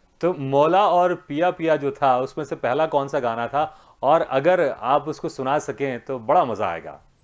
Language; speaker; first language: Hindi; native; Hindi